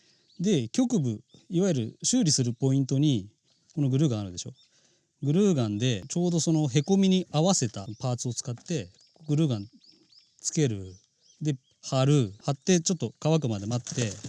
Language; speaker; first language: Japanese; native; Japanese